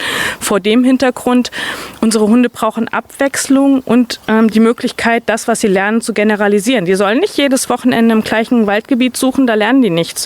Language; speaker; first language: German; native; German